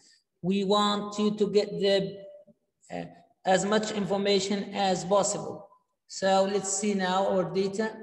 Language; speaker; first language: English; non-native, fluent; Arabic